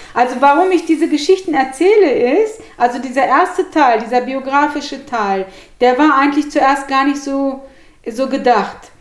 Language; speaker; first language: German; early bilingual, other home language; Turkish